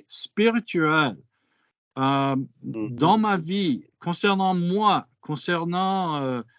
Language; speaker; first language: French; non-native, fluent; English